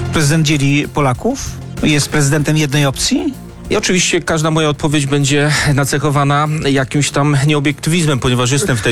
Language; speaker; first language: Polish; native; Polish